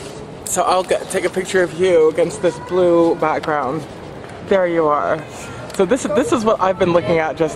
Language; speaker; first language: English; native; English